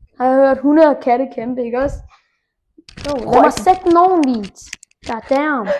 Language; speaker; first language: Danish; early bilingual, other home language; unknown